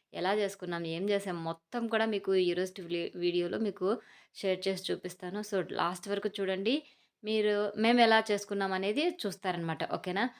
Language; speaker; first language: Telugu; native; Telugu